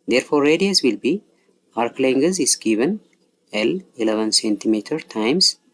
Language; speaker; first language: English; non-native, local second language; Amharic